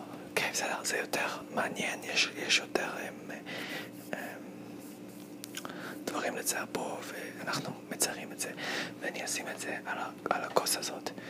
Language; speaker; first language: Hebrew; non-native, fluent; English